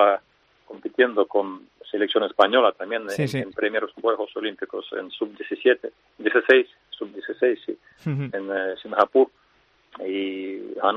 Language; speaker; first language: Spanish; non-native, fluent; Russian